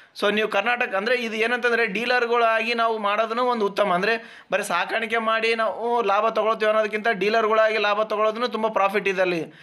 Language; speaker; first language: Kannada; native; Kannada